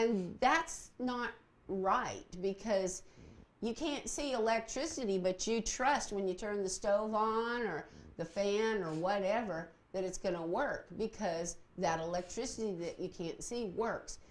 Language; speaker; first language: English; native; English